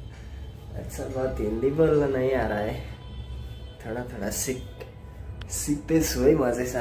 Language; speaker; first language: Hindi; non-native, learner; Nepali